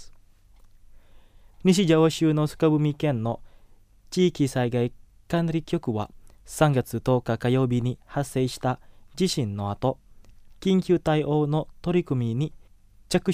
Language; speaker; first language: Japanese; non-native, fluent; Indonesian